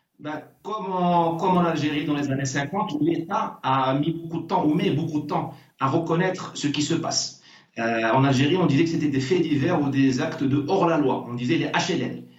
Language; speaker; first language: French; non-native, local second language; Arabic